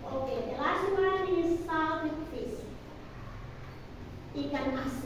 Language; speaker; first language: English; non-native, learner; Indonesian